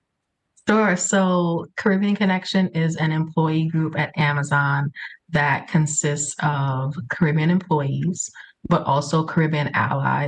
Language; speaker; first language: English; early bilingual, other home language; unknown